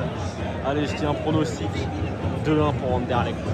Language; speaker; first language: French; native; French